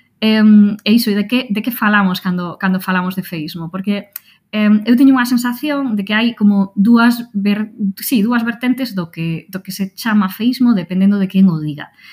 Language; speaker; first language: Galician; non-native, local second language; Spanish